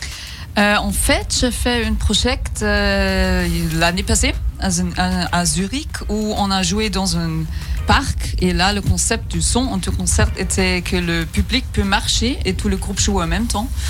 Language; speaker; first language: French; non-native, fluent; German